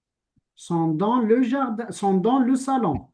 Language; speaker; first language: French; non-native, local second language; Arabic